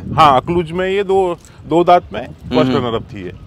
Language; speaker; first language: Hindi; non-native, local second language; Marathi